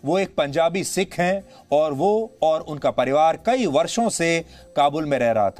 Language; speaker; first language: Hindi; native; Hindi